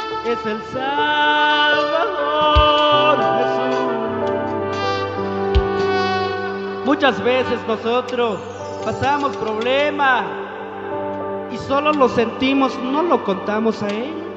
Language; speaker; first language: Spanish; non-native, local second language; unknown